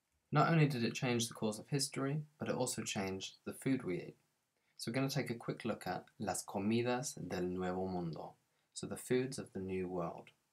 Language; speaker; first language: English; native; English